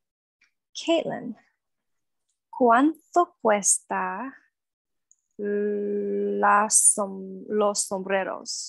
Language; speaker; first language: Spanish; non-native, learner; English